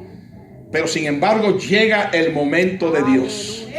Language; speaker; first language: Spanish; native; Spanish